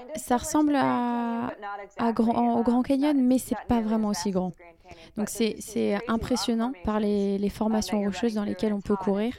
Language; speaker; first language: French; non-native, fluent; English